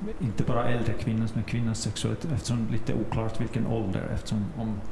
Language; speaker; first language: Swedish; non-native, fluent; Finnish